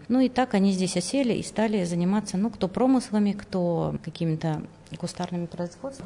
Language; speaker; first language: Russian; native; Russian